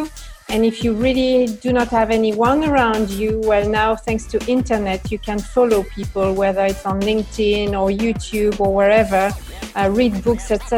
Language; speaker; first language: English; non-native, fluent; French